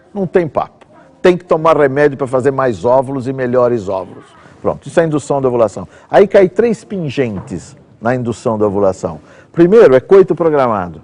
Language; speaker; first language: Portuguese; native; Portuguese